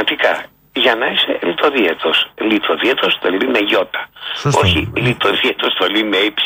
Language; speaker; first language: Greek; native; Greek